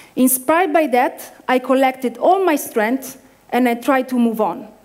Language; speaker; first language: English; non-native, fluent; Italian